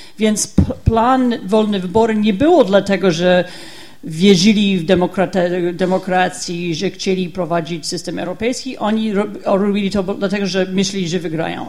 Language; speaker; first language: Polish; non-native, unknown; English